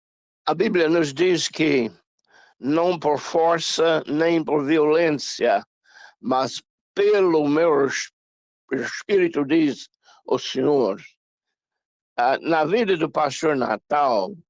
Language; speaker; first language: Portuguese; non-native, fluent; English